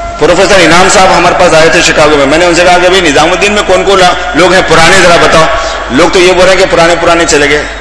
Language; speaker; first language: Hindi; native; Hindi